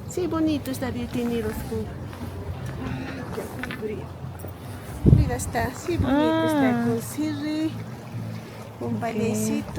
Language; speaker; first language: Spanish; non-native, local second language; Quechua